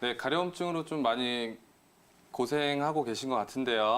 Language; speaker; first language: Korean; native; Korean